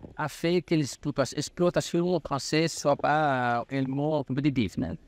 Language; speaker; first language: French; non-native, learner; Spanish